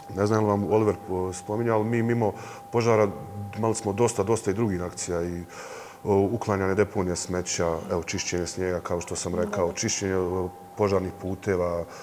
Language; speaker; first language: Croatian; native; Croatian